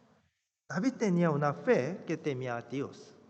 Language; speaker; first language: Spanish; non-native, fluent; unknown